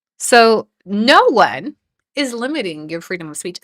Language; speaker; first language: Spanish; early bilingual, heritage; Spanish